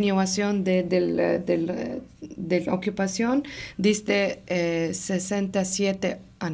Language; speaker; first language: Spanish; non-native, learner; Arabic